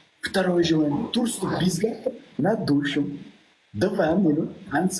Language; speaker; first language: Russian; non-native, learner; Uzbek